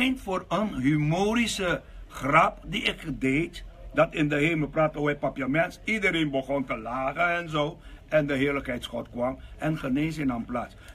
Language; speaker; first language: Dutch; non-native, local second language; Papiamento